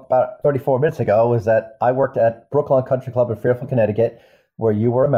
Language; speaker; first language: English; native; English